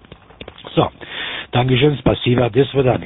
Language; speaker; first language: Russian; non-native, learner; German